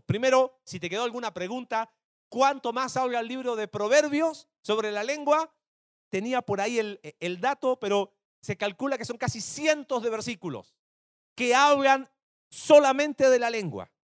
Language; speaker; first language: Spanish; native; Spanish